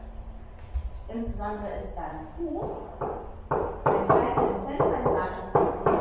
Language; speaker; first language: German; native; German